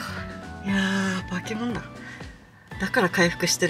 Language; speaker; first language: Japanese; native; Japanese